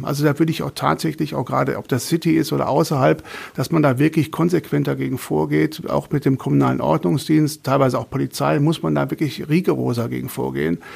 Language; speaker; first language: German; native; German